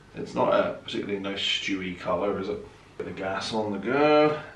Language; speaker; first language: English; native; English